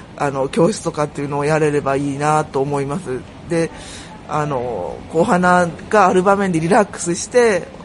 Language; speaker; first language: Japanese; native; Japanese